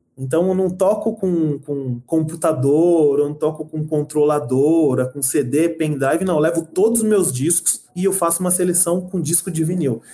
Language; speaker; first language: Portuguese; native; Portuguese